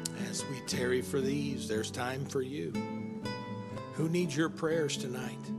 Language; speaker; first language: English; native; English